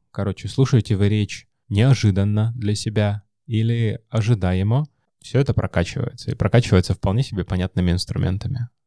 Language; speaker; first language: Russian; native; Russian